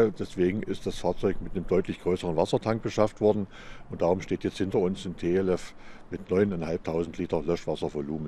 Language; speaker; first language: German; native; German